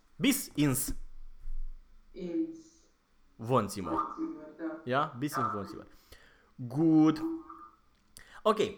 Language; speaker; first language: German; non-native, fluent; Romanian